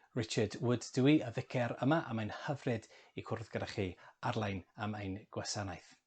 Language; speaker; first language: Welsh; non-native, local second language; English